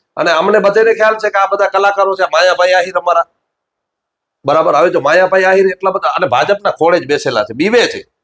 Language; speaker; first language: Gujarati; native; Gujarati